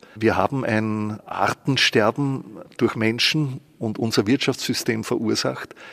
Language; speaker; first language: German; native; German